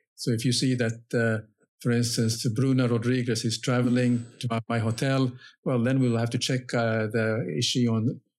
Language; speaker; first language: English; non-native, fluent; Finnish